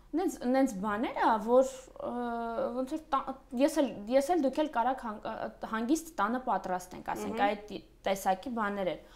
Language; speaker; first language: Armenian; early bilingual, other home language; Russian